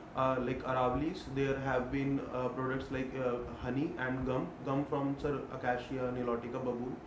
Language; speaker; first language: English; non-native, local second language; Hindi